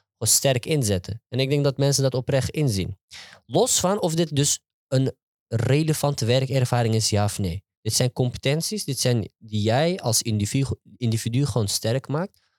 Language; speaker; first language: Dutch; early bilingual, heritage; Turkish